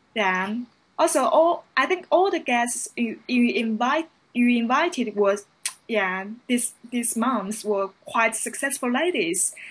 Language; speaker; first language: English; non-native, fluent; Chinese